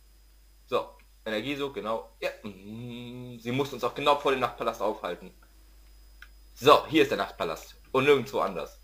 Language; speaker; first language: German; native; German